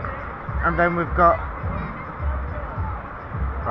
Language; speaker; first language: English; native; English